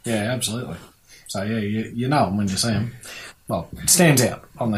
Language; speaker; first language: English; native; English